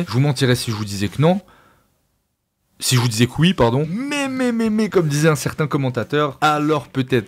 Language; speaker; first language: French; native; French